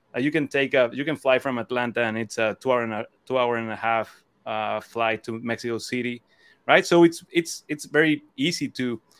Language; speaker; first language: English; non-native, fluent; Spanish